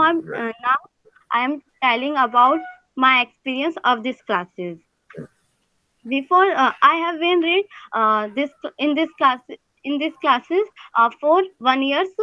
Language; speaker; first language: English; non-native, learner; Hindi